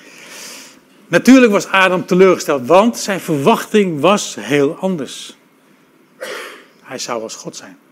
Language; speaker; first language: Dutch; native; Dutch